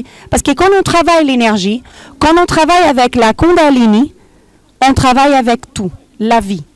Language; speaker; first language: French; non-native, fluent; Portuguese